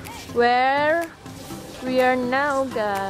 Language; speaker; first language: English; non-native, learner; Indonesian